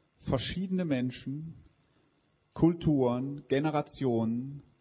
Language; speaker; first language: German; native; German